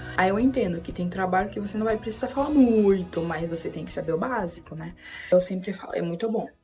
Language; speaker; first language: Portuguese; non-native, fluent; Haitian Creole